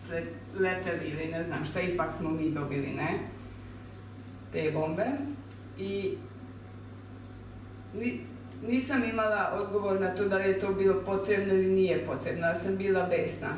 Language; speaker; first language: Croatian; non-native, local second language; Hungarian